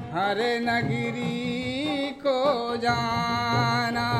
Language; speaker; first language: Hindi; native; Hindi